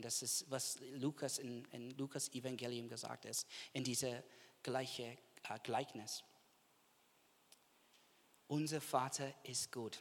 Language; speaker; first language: German; non-native, fluent; English